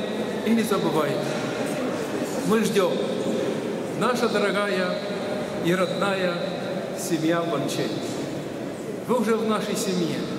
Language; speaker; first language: Russian; non-native, local second language; Ukrainian